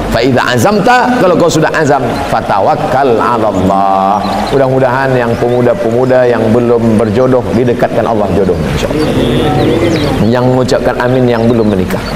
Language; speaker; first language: Malay; native; Malay